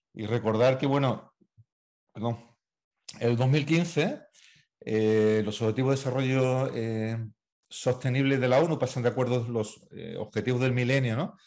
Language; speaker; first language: Spanish; native; Spanish